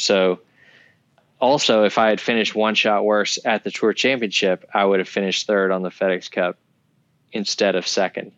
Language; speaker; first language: English; native; English